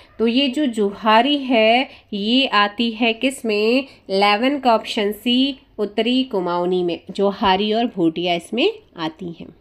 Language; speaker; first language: Hindi; native; Hindi